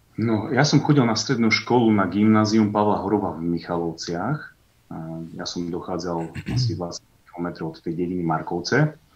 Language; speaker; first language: Slovak; native; Slovak